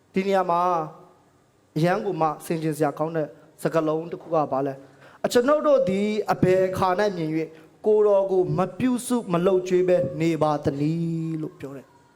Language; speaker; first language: Burmese; non-native, local second language; Tedim Chin